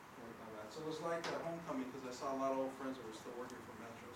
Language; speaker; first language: English; native; English